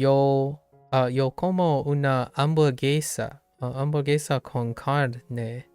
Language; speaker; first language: Spanish; non-native, learner; English